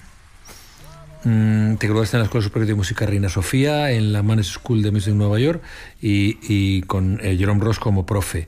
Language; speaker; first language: Spanish; native; Spanish